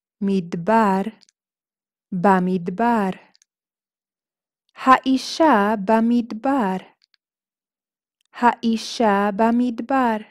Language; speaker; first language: Hebrew; non-native, fluent; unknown